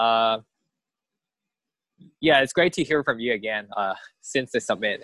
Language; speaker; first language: English; non-native, local second language; Cantonese